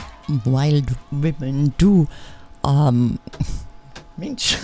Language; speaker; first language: German; native; German